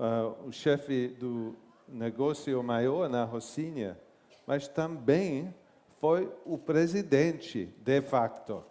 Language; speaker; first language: Portuguese; non-native, learner; English